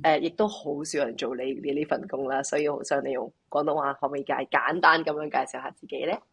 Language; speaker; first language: Cantonese; native; Cantonese